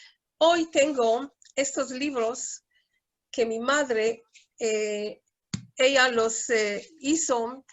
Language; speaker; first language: Spanish; early bilingual, heritage; Spanish